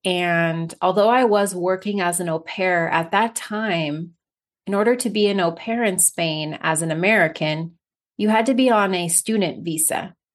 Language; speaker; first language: English; native; English